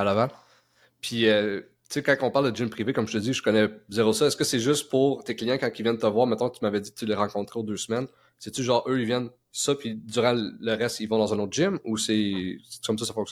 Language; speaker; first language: French; native; French